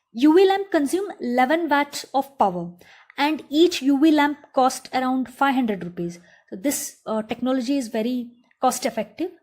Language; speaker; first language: English; non-native, local second language; Kannada